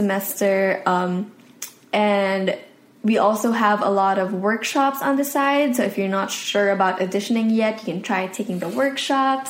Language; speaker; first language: English; non-native, local second language; Filipino